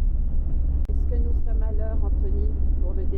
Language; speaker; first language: French; native; French